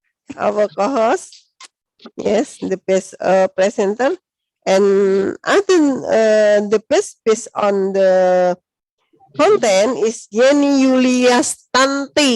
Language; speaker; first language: English; non-native, learner; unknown